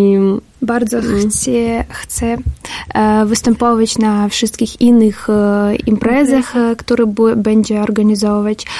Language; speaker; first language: Polish; non-native, learner; Russian